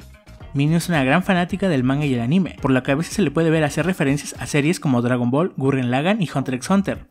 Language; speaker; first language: Spanish; native; Spanish